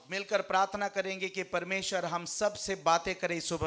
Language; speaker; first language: Hindi; native; Hindi